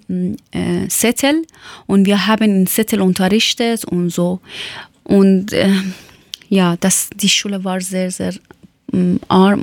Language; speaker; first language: German; non-native, learner; Persian